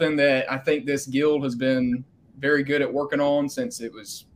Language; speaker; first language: English; native; English